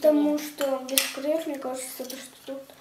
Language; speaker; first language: Russian; native; Russian